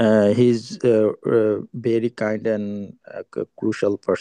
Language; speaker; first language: English; non-native, learner; Bangla